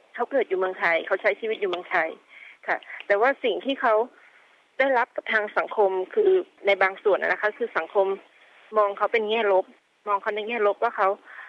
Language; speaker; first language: Thai; native; Thai